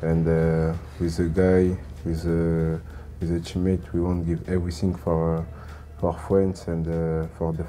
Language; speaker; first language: English; non-native, learner; French